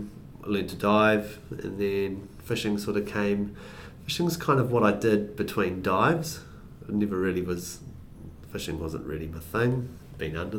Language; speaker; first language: English; native; English